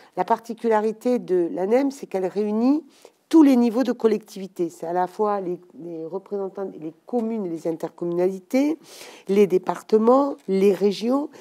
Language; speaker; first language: French; native; French